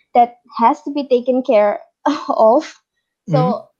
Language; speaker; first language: English; non-native, fluent; Indonesian